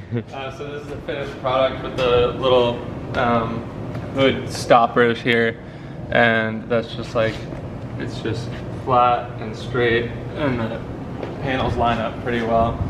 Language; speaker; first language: English; native; English